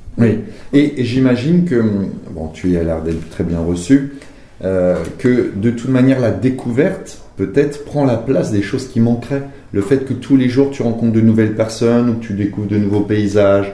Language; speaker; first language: French; native; French